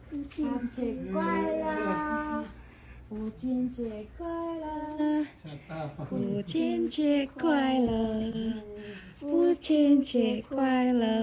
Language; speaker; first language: Chinese; non-native, learner; Filipino